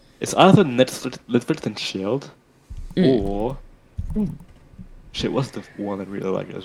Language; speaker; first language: English; non-native, fluent; French